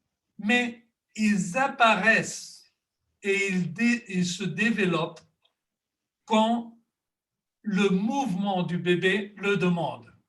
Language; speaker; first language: French; non-native, fluent; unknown